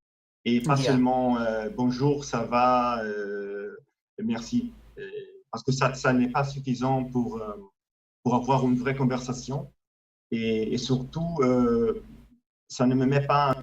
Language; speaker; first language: French; non-native, fluent; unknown